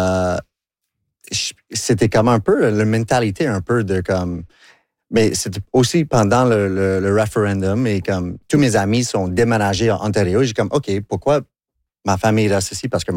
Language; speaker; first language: French; non-native, local second language; English